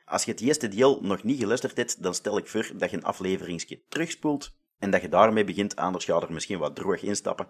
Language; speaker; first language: Dutch; native; Dutch